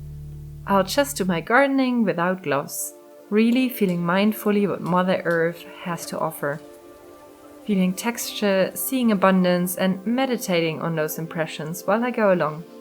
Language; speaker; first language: English; non-native, fluent; German